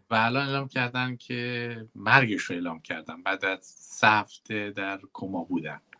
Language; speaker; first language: Persian; native; Persian